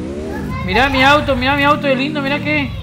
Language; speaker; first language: Spanish; native; Spanish